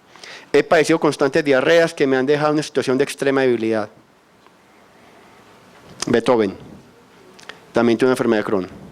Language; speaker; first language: Spanish; native; Spanish